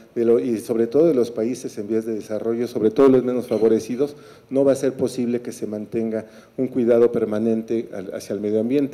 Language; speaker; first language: Spanish; native; Spanish